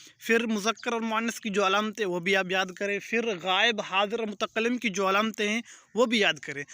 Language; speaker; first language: Urdu; non-native, local second language; Pashto